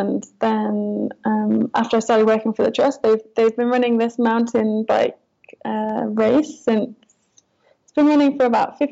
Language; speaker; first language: English; native; English